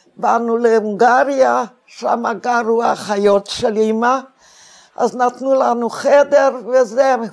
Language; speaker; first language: Hebrew; non-native, fluent; Hungarian